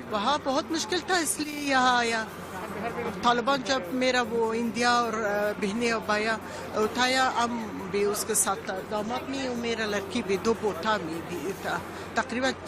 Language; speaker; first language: Hindi; non-native, learner; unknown